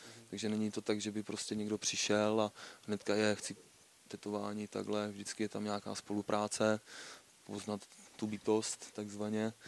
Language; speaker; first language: Czech; native; Czech